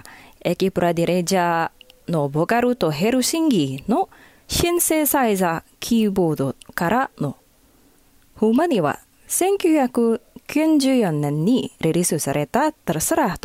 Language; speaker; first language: Japanese; non-native, fluent; Indonesian